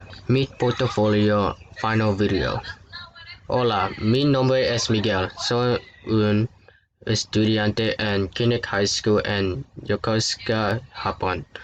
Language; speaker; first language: Spanish; non-native, learner; English